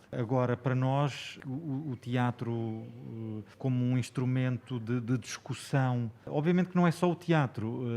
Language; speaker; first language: Portuguese; native; Portuguese